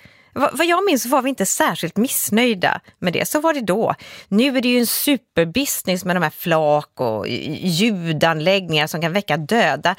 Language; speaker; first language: Swedish; native; Swedish